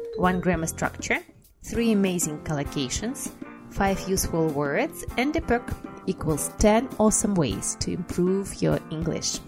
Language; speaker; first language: English; non-native, fluent; Russian